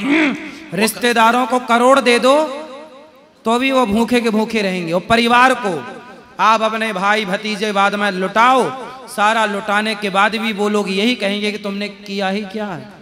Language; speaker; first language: Hindi; native; Hindi